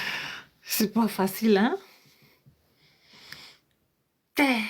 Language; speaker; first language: French; non-native, fluent; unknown